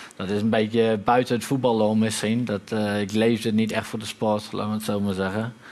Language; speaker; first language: Dutch; native; Dutch